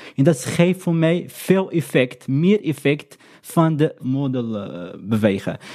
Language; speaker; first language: Dutch; non-native, learner; Arabic